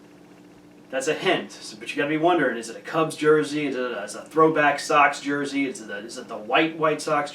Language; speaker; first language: English; native; English